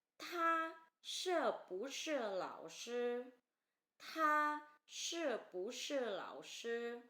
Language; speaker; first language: Chinese; non-native, fluent; Indonesian